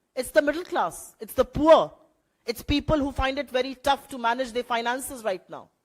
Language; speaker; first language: English; non-native, local second language; Hindi